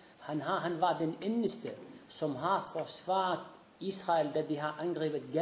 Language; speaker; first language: Danish; non-native, fluent; Arabic